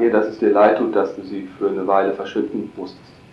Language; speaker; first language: German; native; German